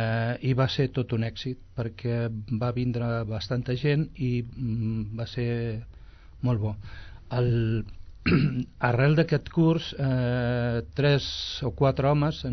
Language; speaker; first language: Catalan; non-native, local second language; Spanish